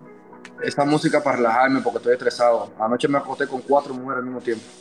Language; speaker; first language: Spanish; native; Spanish